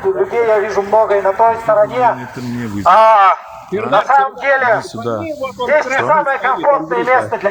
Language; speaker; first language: Russian; native; Russian